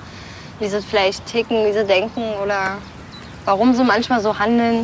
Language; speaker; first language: German; native; German